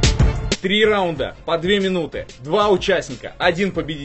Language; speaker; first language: Russian; native; Russian